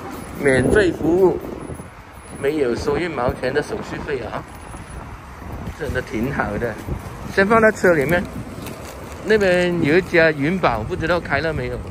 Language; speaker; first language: Chinese; non-native, local second language; Cantonese